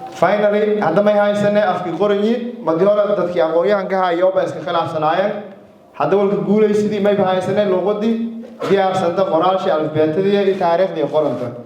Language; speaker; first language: Somali; non-native, local second language; Maay